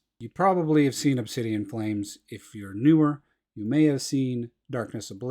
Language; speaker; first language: English; native; English